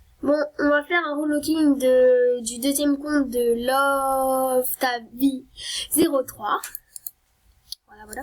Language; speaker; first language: French; native; French